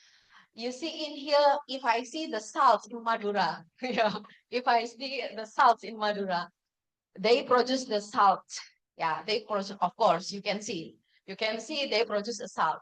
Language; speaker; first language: English; non-native, fluent; Indonesian